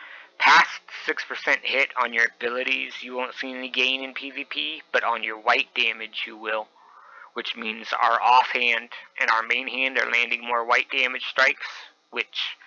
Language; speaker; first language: English; native; English